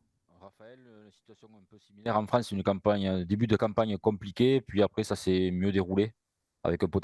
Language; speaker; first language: French; native; French